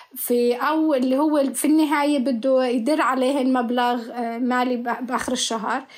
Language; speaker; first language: Arabic; native; Arabic